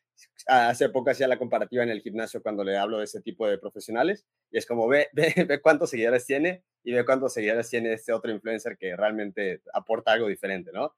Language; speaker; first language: Spanish; native; Spanish